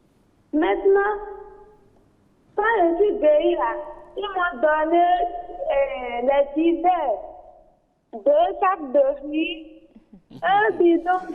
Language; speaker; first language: French; non-native, learner; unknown